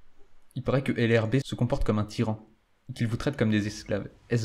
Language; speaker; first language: French; native; French